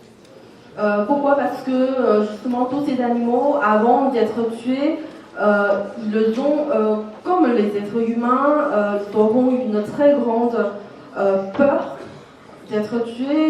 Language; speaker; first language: French; non-native, fluent; Chinese